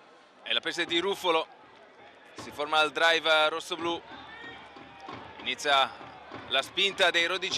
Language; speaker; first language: Italian; native; Italian